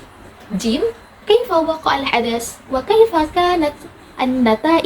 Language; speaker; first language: Arabic; non-native, learner; Indonesian